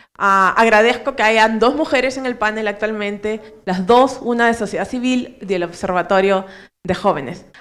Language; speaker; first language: Spanish; native; Spanish